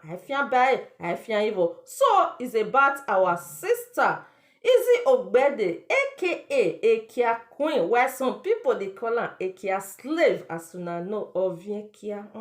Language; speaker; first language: Nigerian Pidgin; native; Nigerian Pidgin